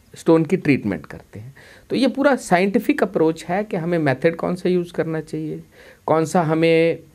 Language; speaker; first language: Hindi; non-native, local second language; Punjabi